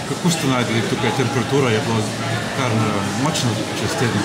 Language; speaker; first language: Slovenian; early bilingual, heritage; Slovenian